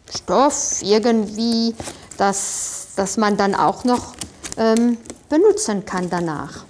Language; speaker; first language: German; non-native, fluent; French